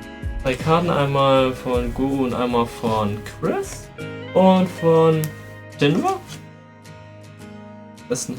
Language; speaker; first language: German; native; German